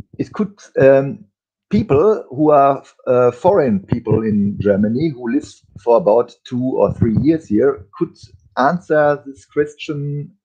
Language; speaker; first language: English; non-native, fluent; German